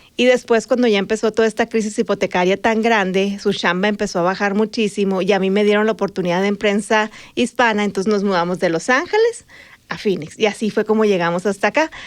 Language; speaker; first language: Spanish; native; Spanish